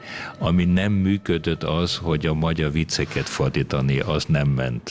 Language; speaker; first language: Hungarian; early bilingual, heritage; Hungarian